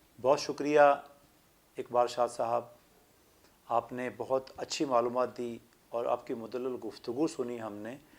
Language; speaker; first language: Urdu; native; Urdu